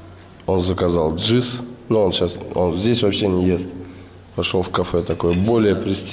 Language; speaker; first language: Russian; native; Russian